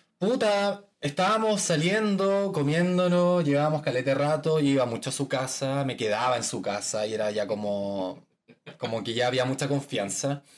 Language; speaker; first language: Spanish; native; Spanish